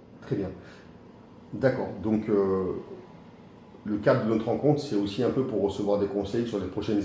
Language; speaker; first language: French; native; French